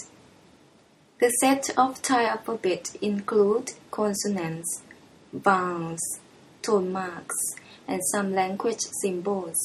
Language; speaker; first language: English; non-native, fluent; Thai